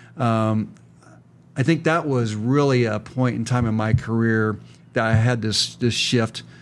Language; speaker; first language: English; native; English